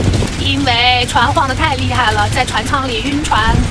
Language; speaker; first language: Chinese; native; Chinese